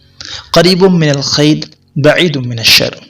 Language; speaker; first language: Arabic; non-native, fluent; Urdu